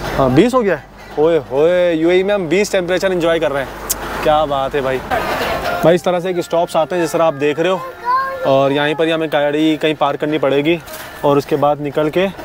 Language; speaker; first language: Urdu; native; Urdu